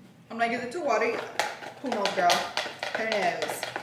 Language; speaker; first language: English; early bilingual, other home language; Spanish